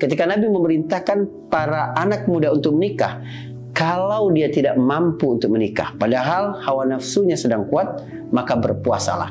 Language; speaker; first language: Indonesian; native; Indonesian